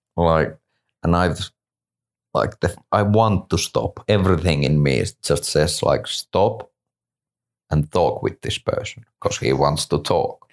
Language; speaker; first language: English; non-native, fluent; Finnish